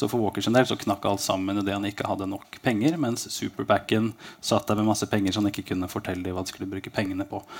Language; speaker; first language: Norwegian; native; Norwegian